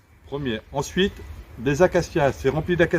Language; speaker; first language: French; native; French